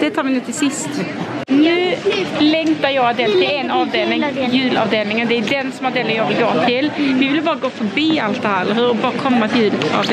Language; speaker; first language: Swedish; native; Swedish